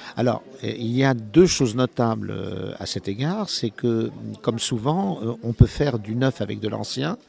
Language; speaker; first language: French; native; French